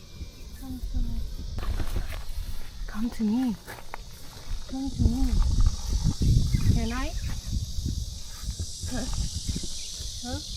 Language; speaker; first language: English; non-native, local second language; Hindi